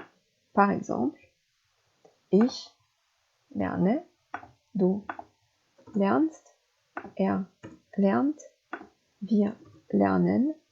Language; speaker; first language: German; non-native, fluent; French